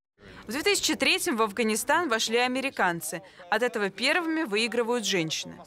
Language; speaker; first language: Russian; native; Russian